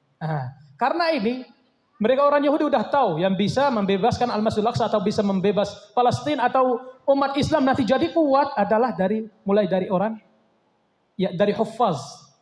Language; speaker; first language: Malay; non-native, fluent; Arabic